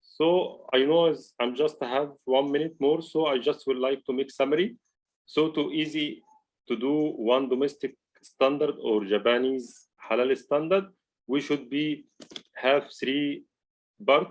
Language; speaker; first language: English; non-native, learner; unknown